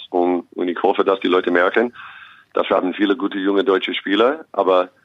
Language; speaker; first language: German; non-native, fluent; English